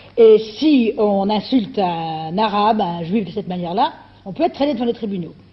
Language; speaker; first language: French; native; French